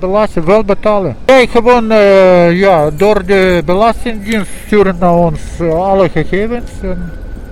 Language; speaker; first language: Dutch; non-native, learner; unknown